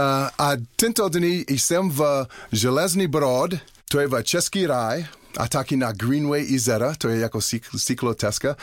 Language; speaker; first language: Czech; non-native, learner; English